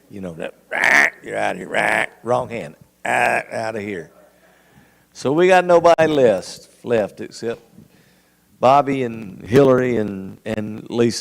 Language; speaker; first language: English; native; English